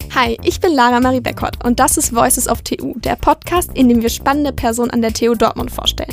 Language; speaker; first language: German; native; German